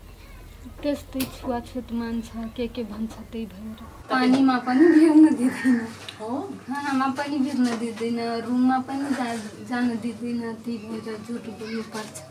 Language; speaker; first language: Nepali; non-native, local second language; Maithili